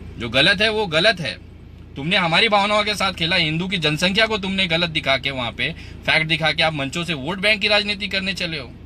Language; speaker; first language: Hindi; native; Hindi